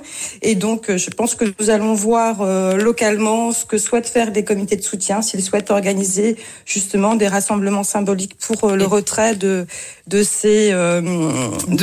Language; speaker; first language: French; native; French